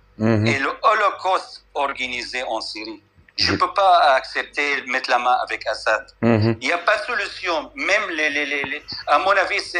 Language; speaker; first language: French; non-native, fluent; Arabic